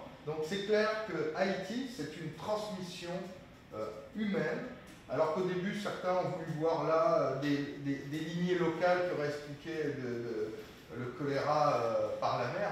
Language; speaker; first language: French; native; French